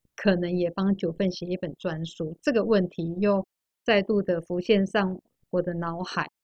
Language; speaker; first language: Chinese; native; Chinese